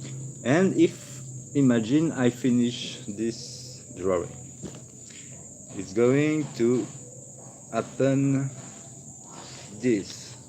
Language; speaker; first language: English; non-native, learner; French